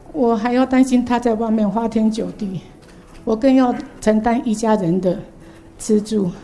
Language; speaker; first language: Chinese; native; Chinese